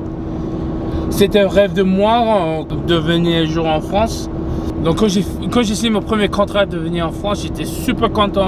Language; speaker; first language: French; non-native, fluent; English